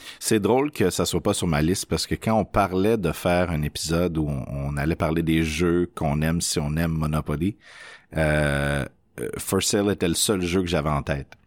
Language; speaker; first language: French; non-native, learner; English